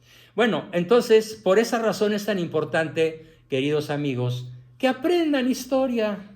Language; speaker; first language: Spanish; native; Spanish